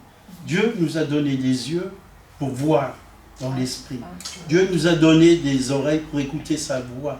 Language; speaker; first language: French; native; French